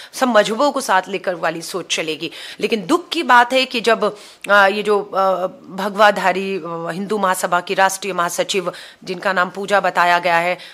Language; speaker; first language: Hindi; native; Hindi